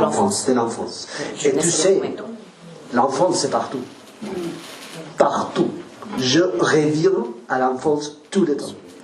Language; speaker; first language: French; non-native, learner; Spanish